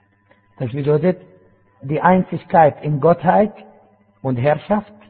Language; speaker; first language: German; non-native, fluent; Arabic